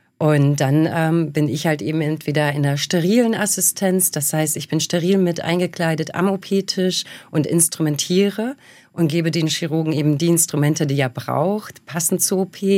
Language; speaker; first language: German; early bilingual, other home language; Bosnian